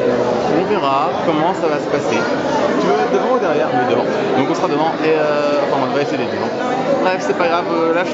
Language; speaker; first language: French; native; French